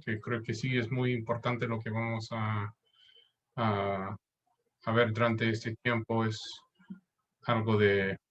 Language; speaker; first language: Spanish; non-native, fluent; English